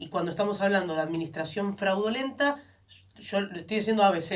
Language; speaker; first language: Spanish; native; Spanish